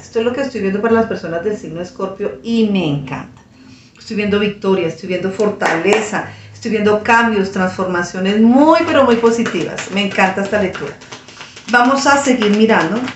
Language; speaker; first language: Spanish; native; Spanish